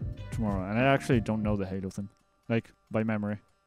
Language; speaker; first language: English; non-native, fluent; Spanish